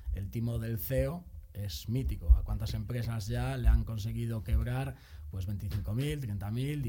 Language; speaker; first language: Spanish; native; Spanish